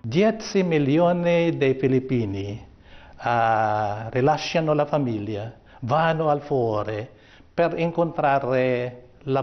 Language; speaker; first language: Italian; non-native, learner; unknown